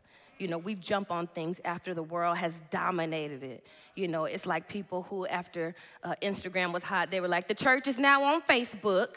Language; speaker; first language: English; native; English